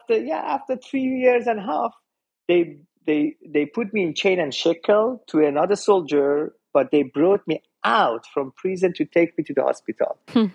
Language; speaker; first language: English; non-native, fluent; Persian